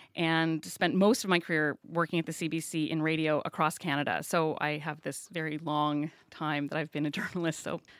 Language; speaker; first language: English; native; English